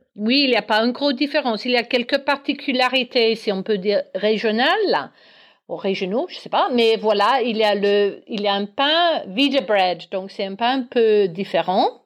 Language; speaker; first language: French; non-native, fluent; English